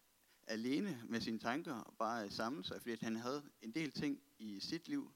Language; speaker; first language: Danish; native; Danish